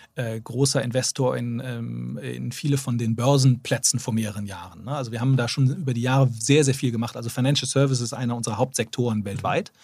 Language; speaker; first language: German; native; German